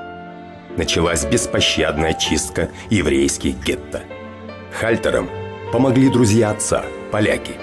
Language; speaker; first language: Russian; native; Russian